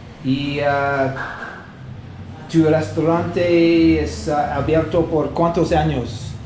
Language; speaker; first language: Spanish; non-native, learner; English